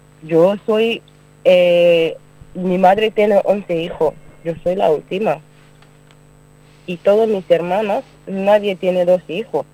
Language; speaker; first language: Spanish; non-native, learner; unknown